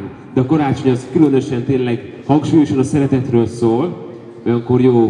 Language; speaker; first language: Hungarian; native; Hungarian